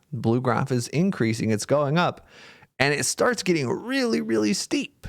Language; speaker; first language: English; native; English